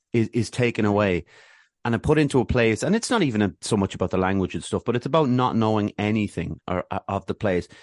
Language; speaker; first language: English; native; English